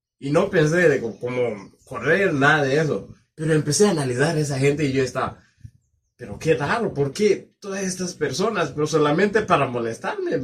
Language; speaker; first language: Spanish; non-native, fluent; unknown